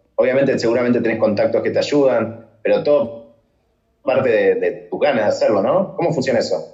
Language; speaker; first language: Spanish; native; Spanish